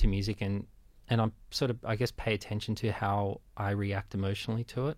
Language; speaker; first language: English; native; English